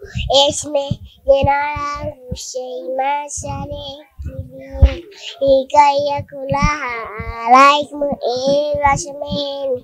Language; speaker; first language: Arabic; non-native, learner; Swahili